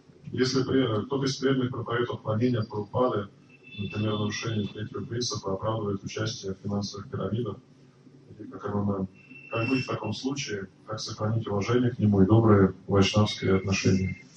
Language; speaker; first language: Russian; native; Russian